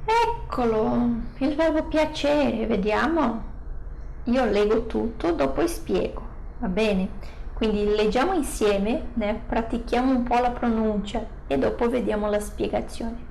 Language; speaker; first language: Italian; non-native, fluent; Portuguese